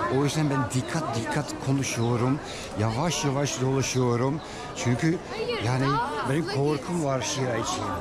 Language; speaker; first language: Turkish; non-native, fluent; Dutch